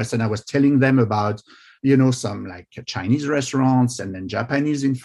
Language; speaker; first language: English; non-native, fluent; French